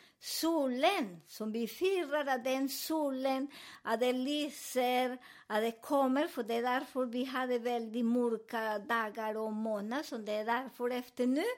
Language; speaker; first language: Swedish; non-native, learner; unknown